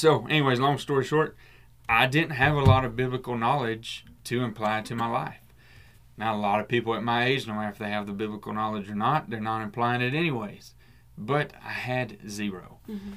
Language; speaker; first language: English; native; English